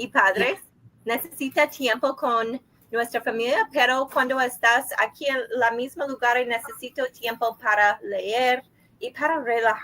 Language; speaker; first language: Spanish; non-native, learner; English